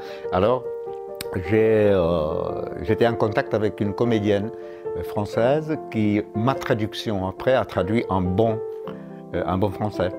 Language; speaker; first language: French; non-native, fluent; Czech